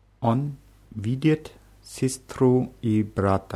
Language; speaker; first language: Russian; non-native, learner; German